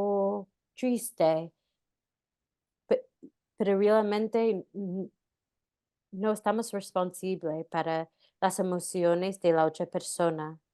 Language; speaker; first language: Spanish; non-native, fluent; English